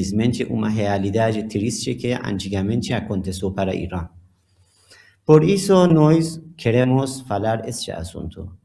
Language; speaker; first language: Portuguese; non-native, learner; Persian